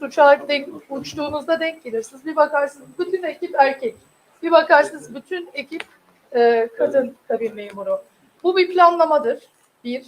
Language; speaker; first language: Turkish; native; Turkish